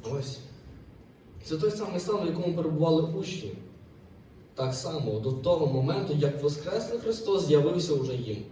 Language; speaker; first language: Ukrainian; native; Ukrainian